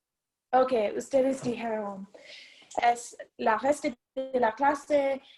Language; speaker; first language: Spanish; non-native, learner; English